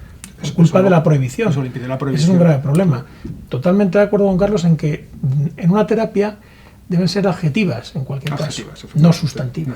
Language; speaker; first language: Spanish; native; Spanish